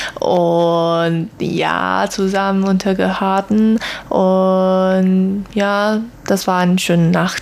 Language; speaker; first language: German; non-native, learner; Chinese